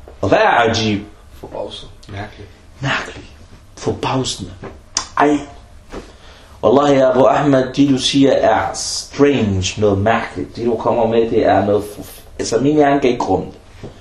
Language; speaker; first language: Danish; early bilingual, other home language; Arabic